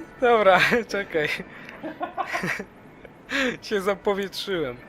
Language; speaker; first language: Polish; native; Polish